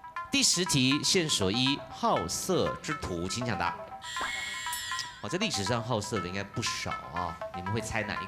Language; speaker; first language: Chinese; native; Chinese